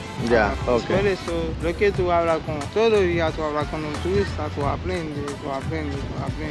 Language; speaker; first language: Spanish; non-native, learner; Haitian Creole